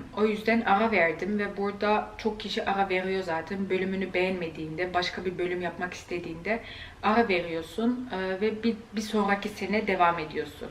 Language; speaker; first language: Turkish; early bilingual, heritage; Turkish